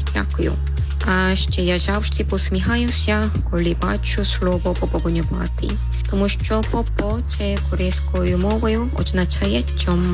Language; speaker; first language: Ukrainian; non-native, learner; Korean